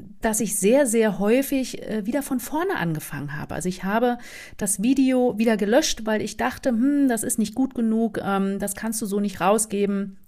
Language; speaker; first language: German; native; German